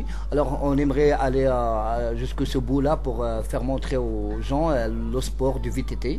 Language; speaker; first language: French; non-native, local second language; Central Atlas Tamazight